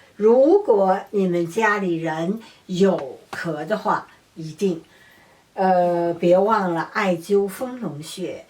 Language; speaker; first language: Chinese; native; Chinese